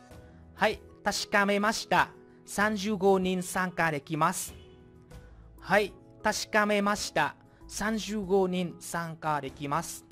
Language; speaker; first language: Japanese; non-native, fluent; Vietnamese